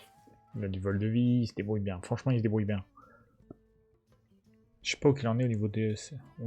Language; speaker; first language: French; native; French